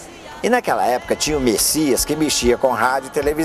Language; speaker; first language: Portuguese; native; Portuguese